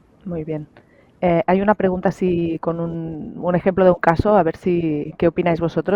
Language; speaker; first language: Spanish; native; Spanish